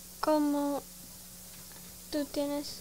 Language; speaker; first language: Spanish; early bilingual, heritage; Spanish